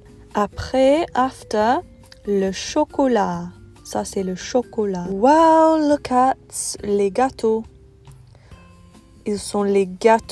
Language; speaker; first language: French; non-native, fluent; English